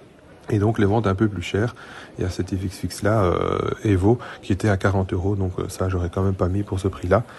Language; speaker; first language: French; native; French